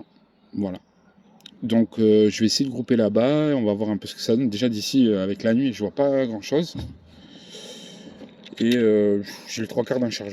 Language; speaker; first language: French; native; French